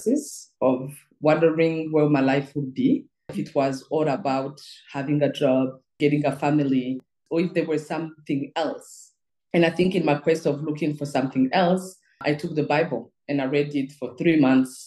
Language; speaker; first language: English; non-native, local second language; Kinyarwanda